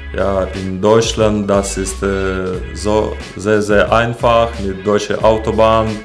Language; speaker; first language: German; non-native, learner; Russian